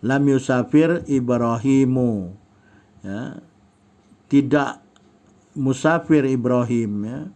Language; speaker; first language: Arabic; non-native, fluent; Indonesian